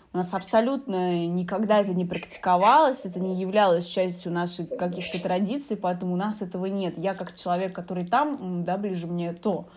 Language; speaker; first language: Russian; early bilingual, heritage; Russian